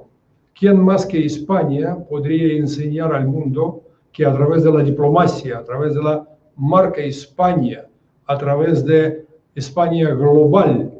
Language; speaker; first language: Spanish; non-native, fluent; Russian